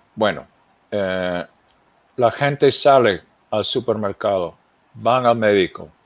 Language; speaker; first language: Spanish; non-native, fluent; English